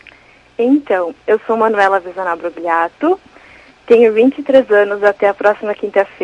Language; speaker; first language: Portuguese; native; Portuguese